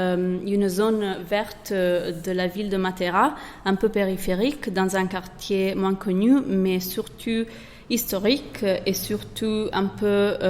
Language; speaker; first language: French; non-native, fluent; Italian